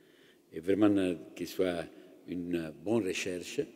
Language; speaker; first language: French; non-native, fluent; Italian